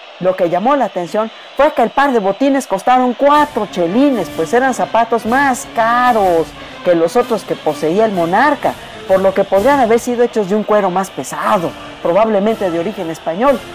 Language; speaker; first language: Spanish; native; Spanish